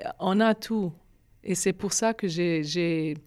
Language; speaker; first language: French; non-native, fluent; Arabic